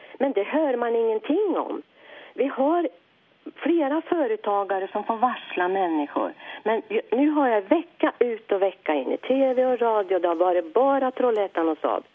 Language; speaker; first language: Swedish; native; Swedish